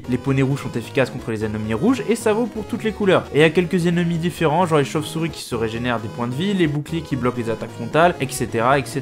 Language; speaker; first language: French; native; French